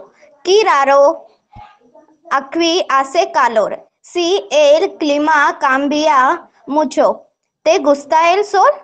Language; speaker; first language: Spanish; non-native, learner; Marathi